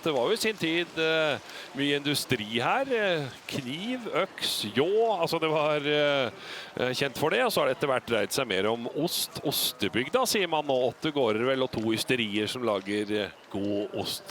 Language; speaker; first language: Norwegian; native; Norwegian